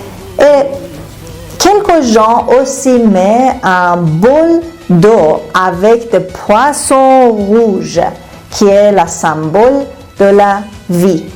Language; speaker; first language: French; non-native, fluent; Persian